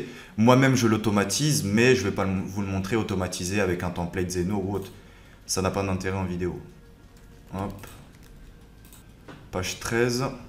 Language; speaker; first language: French; native; French